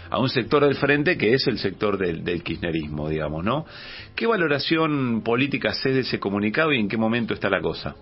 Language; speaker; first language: Spanish; native; Spanish